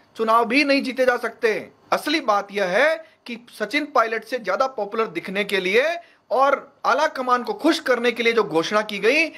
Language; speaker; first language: Hindi; native; Hindi